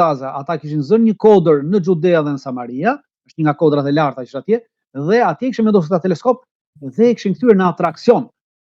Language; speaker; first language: Albanian; native; Albanian